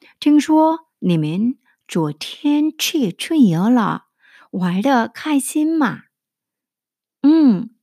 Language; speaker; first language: Chinese; non-native, fluent; Korean